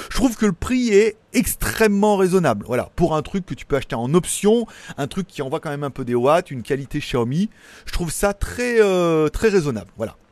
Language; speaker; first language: French; native; French